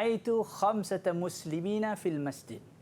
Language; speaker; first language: Arabic; non-native, fluent; Malay